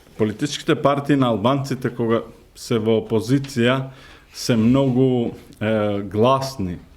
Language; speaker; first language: Macedonian; non-native, local second language; Albanian